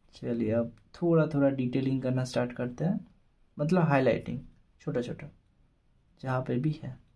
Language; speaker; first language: Hindi; non-native, local second language; Bangla